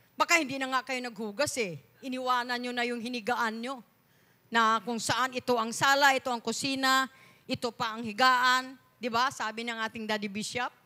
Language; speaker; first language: Filipino; non-native, local second language; Cebuano